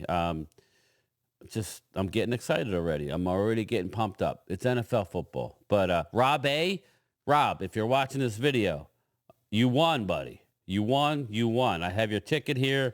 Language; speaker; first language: English; native; English